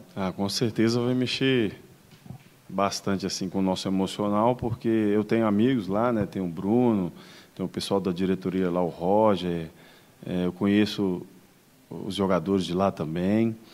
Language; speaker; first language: Portuguese; native; Portuguese